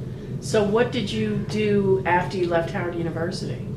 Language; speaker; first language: English; native; English